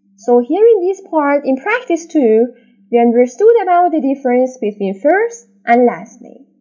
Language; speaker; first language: English; non-native, fluent; Persian